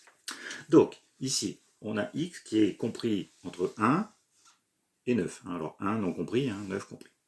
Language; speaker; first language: French; native; French